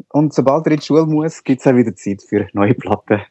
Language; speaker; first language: Swiss German; non-native, local second language; Spanish